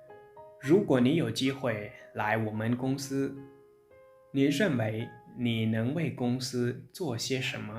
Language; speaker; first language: Chinese; non-native, fluent; Lao